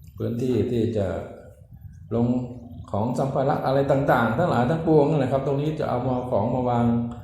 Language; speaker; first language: Thai; native; Thai